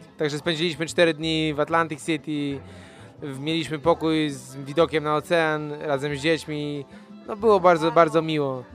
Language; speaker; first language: Polish; native; Polish